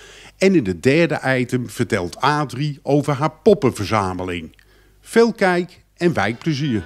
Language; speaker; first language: Dutch; native; Dutch